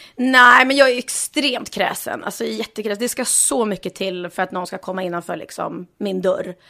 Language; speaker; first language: Swedish; native; Swedish